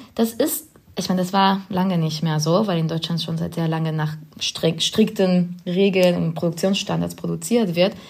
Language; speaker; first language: German; non-native, fluent; Spanish